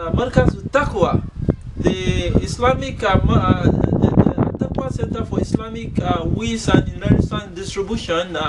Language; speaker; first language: English; non-native, local second language; Yoruba